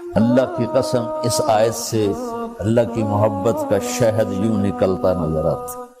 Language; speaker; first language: Urdu; non-native, local second language; Punjabi